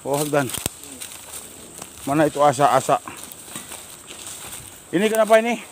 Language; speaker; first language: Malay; non-native, learner; Filipino